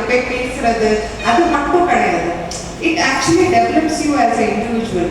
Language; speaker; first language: Tamil; early bilingual, other home language; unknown